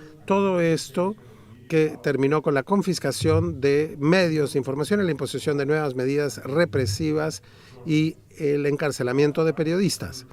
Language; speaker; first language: Spanish; native; Spanish